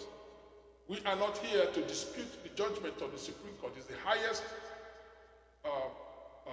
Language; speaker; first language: English; non-native, local second language; Igbo